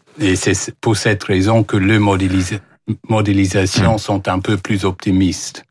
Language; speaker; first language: French; non-native, fluent; English